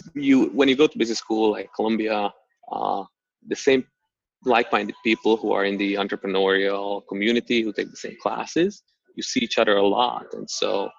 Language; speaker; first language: English; non-native, fluent; Slovak